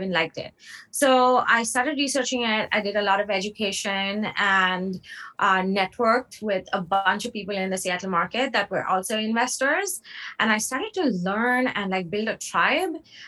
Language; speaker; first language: English; non-native, local second language; Hindi